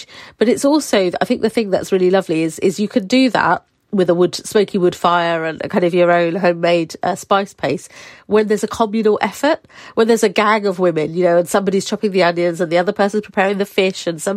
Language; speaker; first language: English; native; English